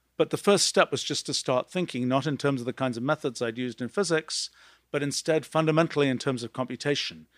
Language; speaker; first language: English; native; English